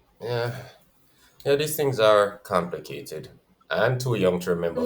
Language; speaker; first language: English; native; English